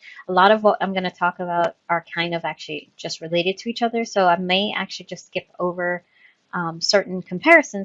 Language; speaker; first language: English; native; English